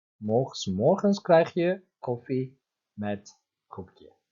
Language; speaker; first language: Dutch; non-native, fluent; Turkish